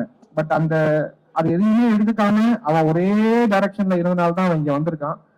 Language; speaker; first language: Tamil; native; Tamil